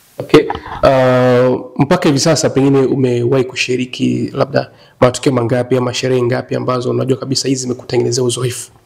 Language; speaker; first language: Swahili; native; Swahili